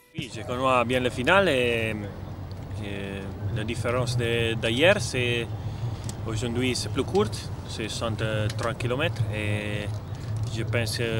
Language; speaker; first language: French; non-native, learner; Italian